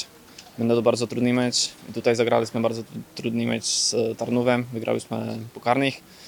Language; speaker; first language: Polish; non-native, fluent; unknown